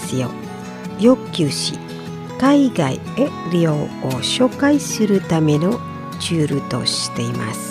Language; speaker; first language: Japanese; non-native, fluent; Indonesian